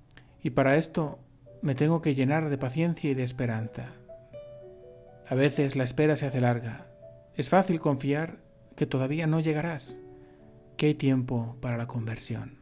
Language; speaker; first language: Spanish; native; Spanish